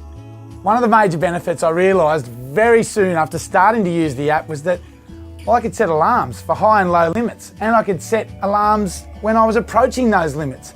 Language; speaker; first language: English; native; English